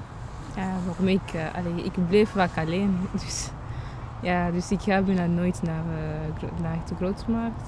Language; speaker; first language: Dutch; non-native, learner; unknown